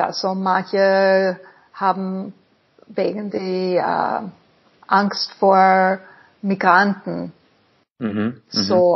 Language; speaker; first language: German; non-native, fluent; English